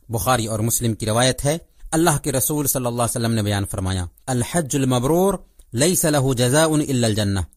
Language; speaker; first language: Urdu; native; Urdu